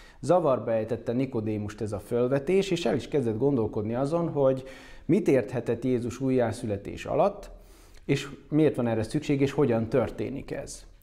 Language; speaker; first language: Hungarian; native; Hungarian